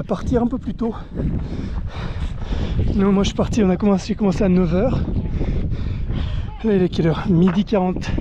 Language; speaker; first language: French; native; French